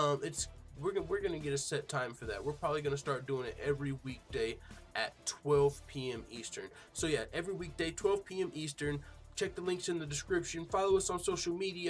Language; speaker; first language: English; native; English